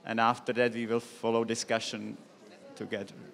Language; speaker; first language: English; non-native, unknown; Czech